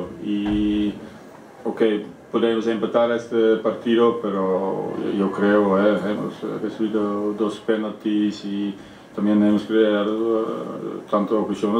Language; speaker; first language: Spanish; non-native, fluent; Dutch